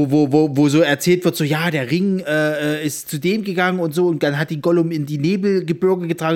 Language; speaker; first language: German; native; German